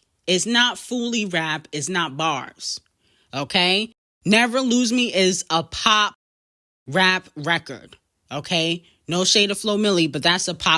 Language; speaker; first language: English; native; English